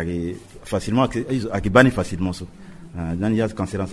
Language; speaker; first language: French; non-native, local second language; Sango